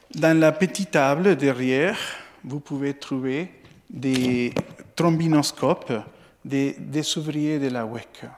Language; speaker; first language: French; non-native, fluent; Spanish